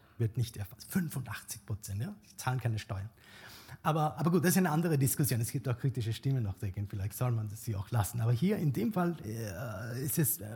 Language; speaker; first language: German; non-native, fluent; Bangla